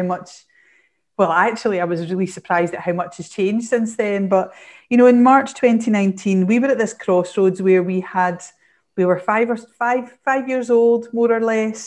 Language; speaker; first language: English; native; English